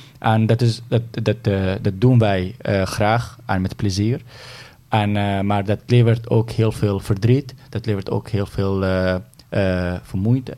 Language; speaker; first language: Dutch; non-native, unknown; Arabic